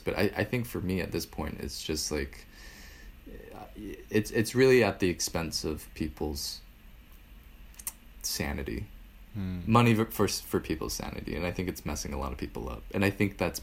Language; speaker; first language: English; native; English